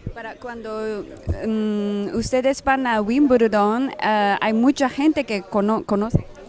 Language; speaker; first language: Spanish; non-native, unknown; Japanese